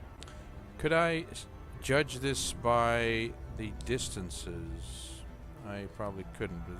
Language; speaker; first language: English; native; English